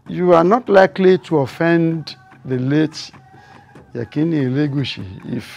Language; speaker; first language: English; non-native, local second language; Yoruba